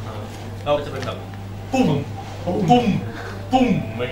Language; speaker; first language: Chinese; non-native, learner; Thai